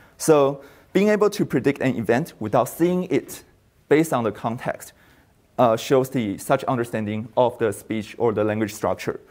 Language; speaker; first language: English; non-native, fluent; Chinese